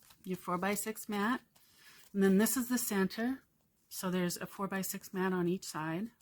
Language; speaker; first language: English; native; English